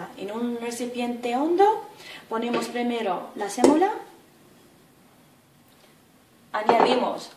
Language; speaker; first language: Spanish; non-native, fluent; Arabic